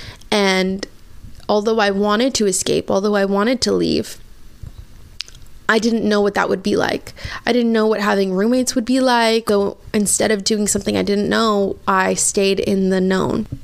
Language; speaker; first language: English; native; English